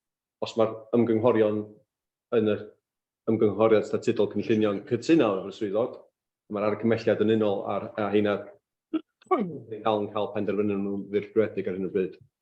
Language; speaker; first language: Welsh; native; Welsh